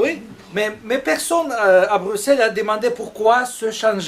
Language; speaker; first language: French; non-native, fluent; Russian